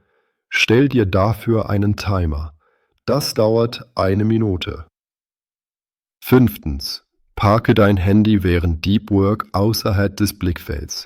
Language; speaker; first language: German; native; German